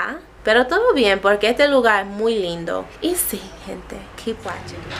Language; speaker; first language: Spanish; non-native, learner; English